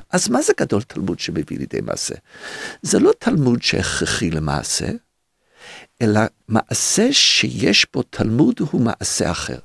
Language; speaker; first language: Hebrew; early bilingual, other home language; English